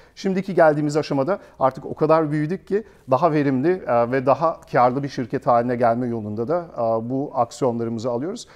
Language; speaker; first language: Turkish; early bilingual, heritage; Turkish